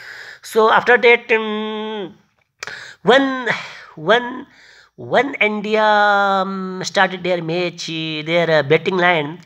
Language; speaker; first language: English; non-native, learner; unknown